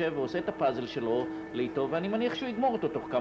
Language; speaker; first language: Hebrew; native; Hebrew